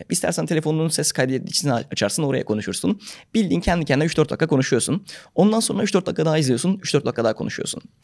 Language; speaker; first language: Turkish; native; Turkish